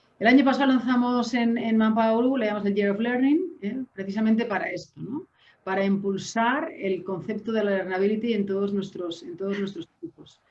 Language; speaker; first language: Spanish; native; Spanish